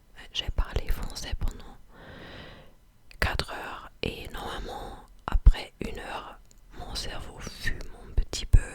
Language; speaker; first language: French; non-native, fluent; English